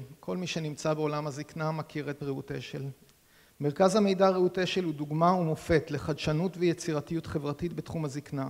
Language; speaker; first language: Hebrew; native; Hebrew